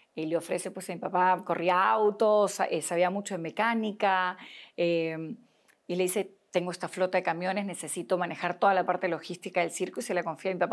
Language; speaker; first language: Spanish; native; Spanish